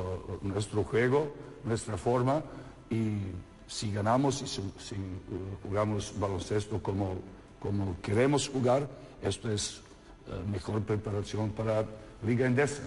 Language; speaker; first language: Spanish; non-native, fluent; Serbian